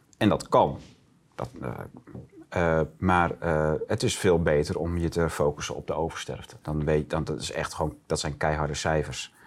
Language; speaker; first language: Dutch; native; Dutch